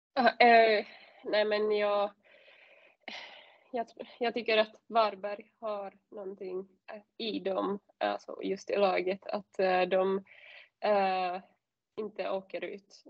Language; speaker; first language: Swedish; non-native, fluent; Czech